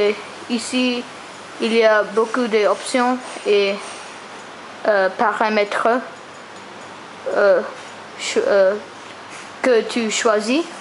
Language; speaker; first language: French; non-native, learner; English